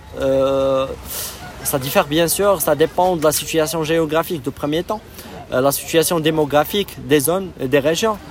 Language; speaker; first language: French; non-native, local second language; Arabic